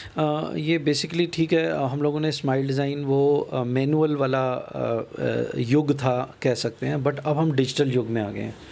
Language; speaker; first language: Hindi; non-native, local second language; Punjabi